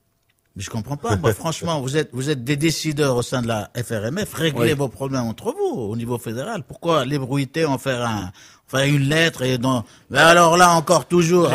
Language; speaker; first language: French; non-native, local second language; Arabic